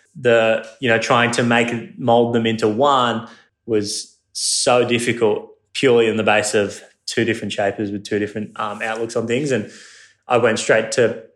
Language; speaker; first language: English; non-native, local second language; Japanese